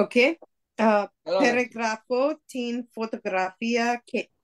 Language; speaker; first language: Greek; non-native, learner; English